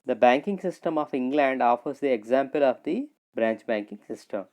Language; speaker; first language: English; non-native, local second language; Telugu